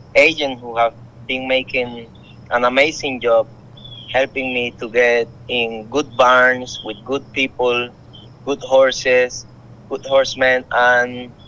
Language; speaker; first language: English; non-native, learner; Spanish